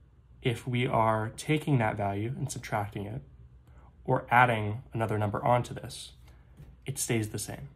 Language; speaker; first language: English; native; English